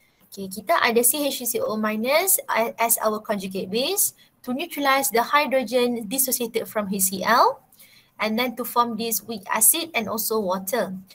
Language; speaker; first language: English; non-native, local second language; Malay